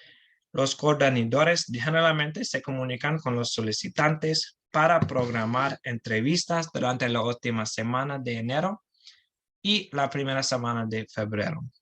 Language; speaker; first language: Spanish; non-native, learner; English